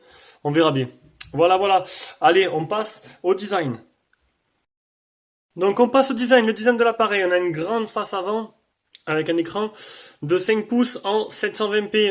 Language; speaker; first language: French; native; French